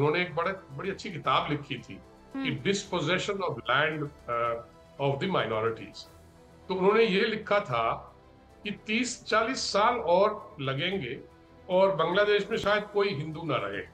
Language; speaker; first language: Hindi; native; Hindi